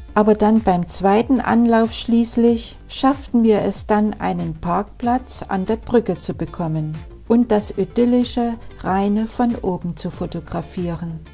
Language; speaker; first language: German; native; German